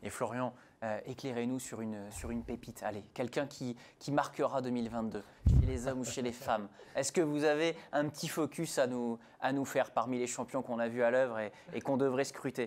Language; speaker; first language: French; native; French